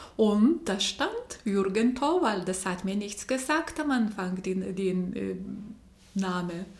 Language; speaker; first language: German; non-native, fluent; Lithuanian